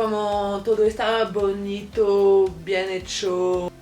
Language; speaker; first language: Spanish; non-native, fluent; French